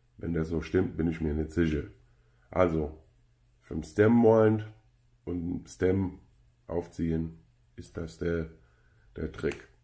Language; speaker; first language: German; non-native, fluent; English